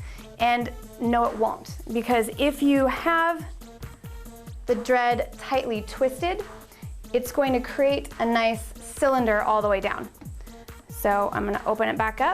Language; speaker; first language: English; native; English